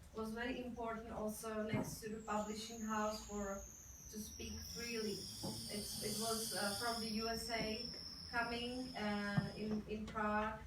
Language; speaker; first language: English; non-native, fluent; Czech